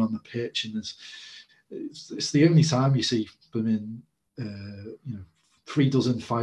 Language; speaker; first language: English; native; English